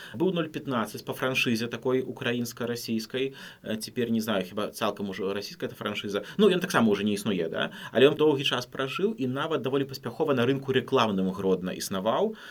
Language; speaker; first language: Belarusian; non-native, local second language; Russian